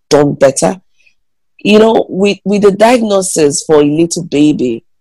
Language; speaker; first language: English; non-native, local second language; Igbo